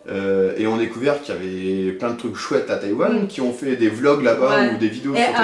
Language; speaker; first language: French; native; French